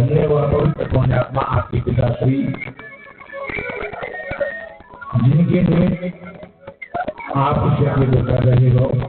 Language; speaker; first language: Hindi; native; Hindi